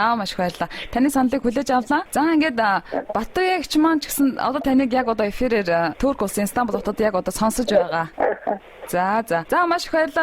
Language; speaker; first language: Mongolian; native; Mongolian